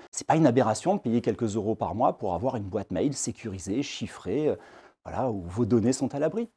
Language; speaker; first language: French; native; French